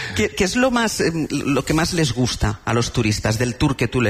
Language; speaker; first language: Spanish; native; Spanish